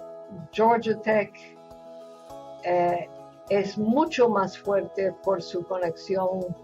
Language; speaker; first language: Spanish; non-native, fluent; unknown